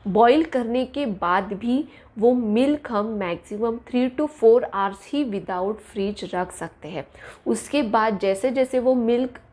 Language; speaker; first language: Hindi; non-native, local second language; Marathi